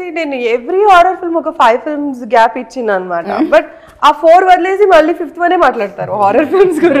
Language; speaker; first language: Telugu; early bilingual, heritage; Telugu